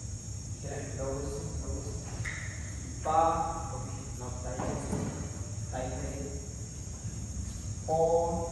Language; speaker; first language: Vietnamese; non-native, fluent; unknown